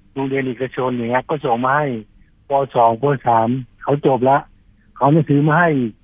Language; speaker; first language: Thai; native; Thai